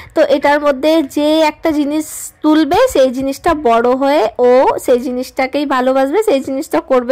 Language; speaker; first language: Bangla; non-native, local second language; Hindi